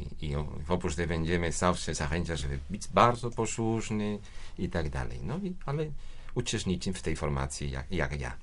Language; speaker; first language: Polish; non-native, fluent; Spanish